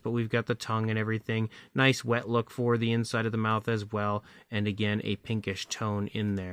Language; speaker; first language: English; native; English